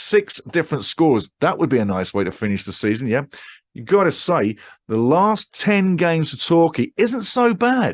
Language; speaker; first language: English; native; English